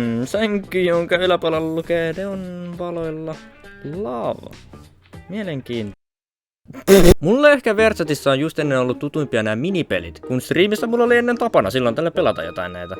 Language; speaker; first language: Finnish; native; Finnish